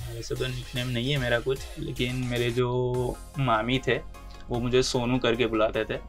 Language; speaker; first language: Hindi; non-native, local second language; Gujarati